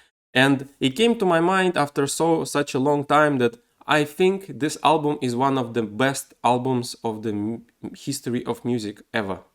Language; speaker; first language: English; non-native, fluent; Russian